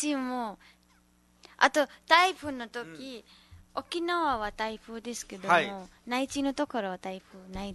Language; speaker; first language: Japanese; non-native, learner; Nepali